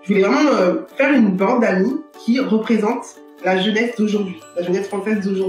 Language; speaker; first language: French; native; French